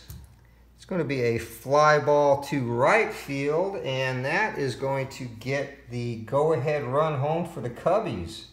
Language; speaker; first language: English; native; English